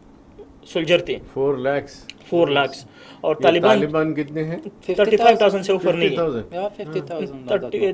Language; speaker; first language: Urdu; non-native, fluent; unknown